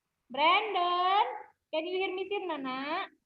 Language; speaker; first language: English; non-native, learner; Indonesian